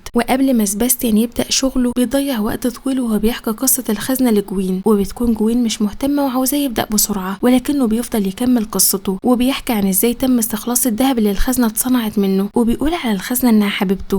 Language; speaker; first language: Arabic; native; Arabic